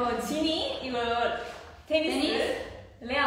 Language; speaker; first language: Korean; non-native, fluent; Indonesian